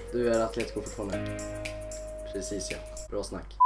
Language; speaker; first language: Swedish; native; Swedish